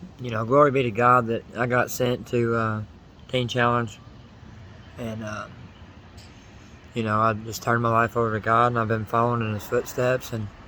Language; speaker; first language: English; native; English